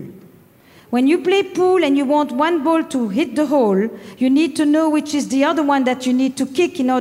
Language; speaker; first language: English; non-native, fluent; French